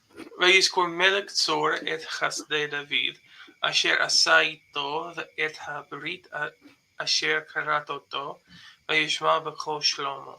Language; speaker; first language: Hebrew; non-native, fluent; English